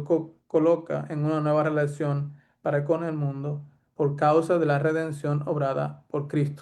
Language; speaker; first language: Spanish; native; Spanish